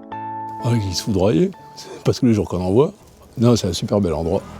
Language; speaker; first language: French; native; French